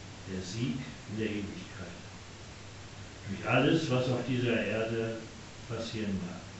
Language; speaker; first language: German; native; German